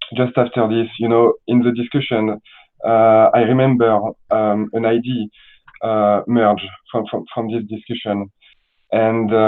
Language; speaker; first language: English; non-native, learner; French